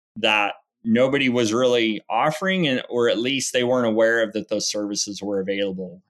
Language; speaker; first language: English; native; English